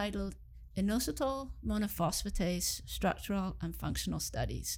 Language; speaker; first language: English; native; English